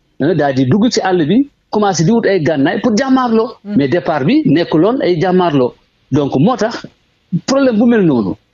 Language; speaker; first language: Wolof; non-native, local second language; Jola-Fonyi